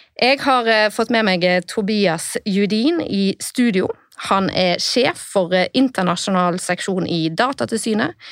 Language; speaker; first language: Norwegian; native; Norwegian